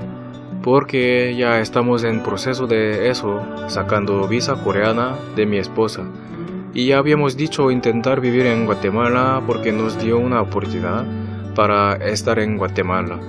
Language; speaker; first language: Spanish; non-native, learner; Korean